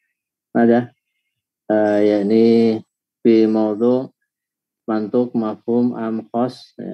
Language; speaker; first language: Arabic; non-native, fluent; Indonesian